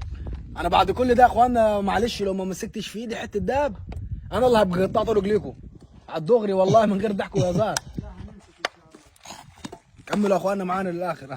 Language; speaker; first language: Arabic; native; Arabic